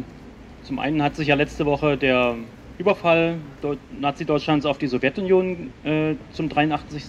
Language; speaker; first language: German; native; German